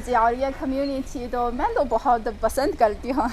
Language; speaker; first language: Urdu; non-native, fluent; Chinese